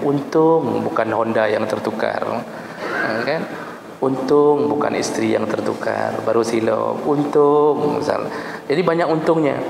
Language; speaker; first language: Malay; non-native, local second language; Achinese